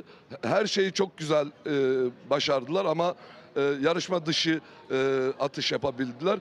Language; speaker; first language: Turkish; native; Turkish